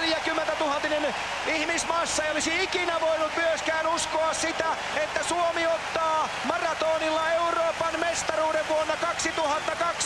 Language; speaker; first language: Finnish; native; Finnish